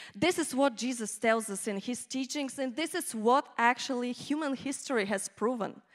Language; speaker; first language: English; non-native, fluent; Bulgarian